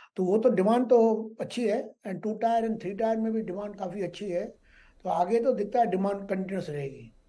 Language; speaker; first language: Hindi; non-native, local second language; Gujarati